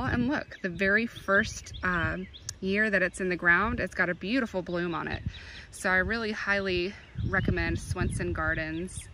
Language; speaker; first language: English; native; English